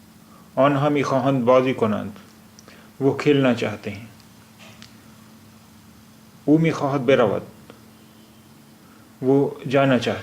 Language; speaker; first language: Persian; non-native, fluent; Urdu